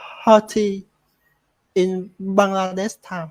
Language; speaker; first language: English; non-native, learner; Vietnamese